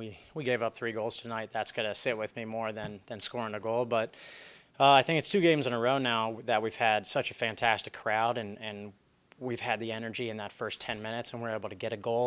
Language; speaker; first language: English; native; English